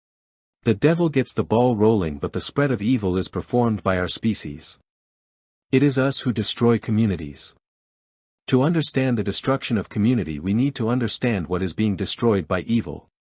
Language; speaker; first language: English; native; English